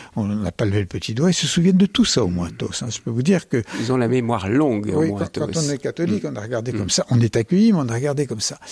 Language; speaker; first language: French; native; French